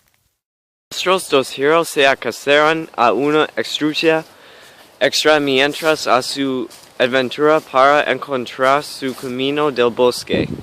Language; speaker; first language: Spanish; non-native, learner; English